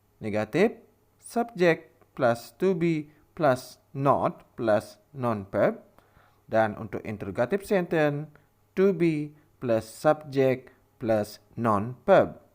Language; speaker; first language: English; non-native, fluent; Indonesian